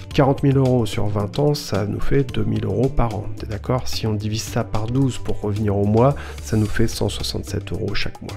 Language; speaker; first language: French; native; French